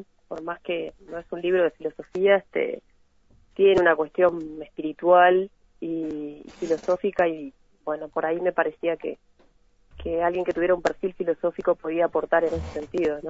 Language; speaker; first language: Spanish; native; Spanish